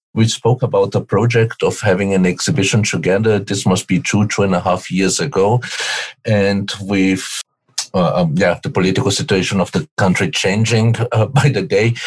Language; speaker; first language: English; non-native, fluent; Portuguese